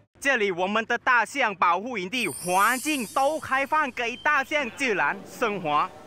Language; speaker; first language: Chinese; non-native, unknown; Thai